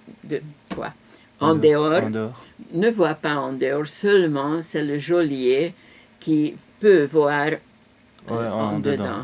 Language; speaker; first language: French; non-native, fluent; Hungarian